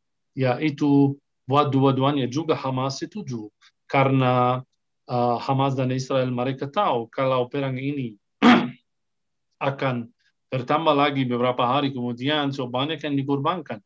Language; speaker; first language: Indonesian; non-native, fluent; Arabic